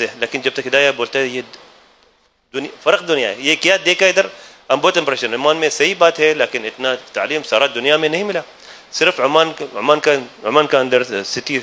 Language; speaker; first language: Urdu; non-native, learner; Arabic